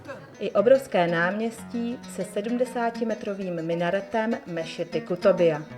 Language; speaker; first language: Czech; native; Czech